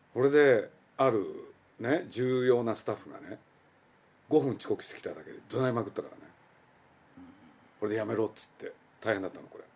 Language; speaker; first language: Japanese; native; Japanese